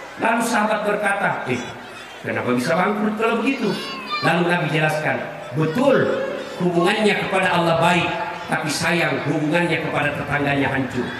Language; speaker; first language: Indonesian; non-native, local second language; Buginese